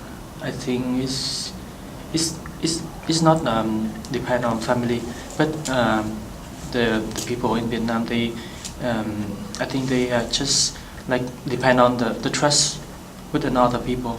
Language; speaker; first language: English; non-native, learner; Vietnamese